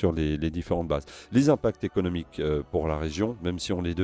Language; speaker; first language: French; native; French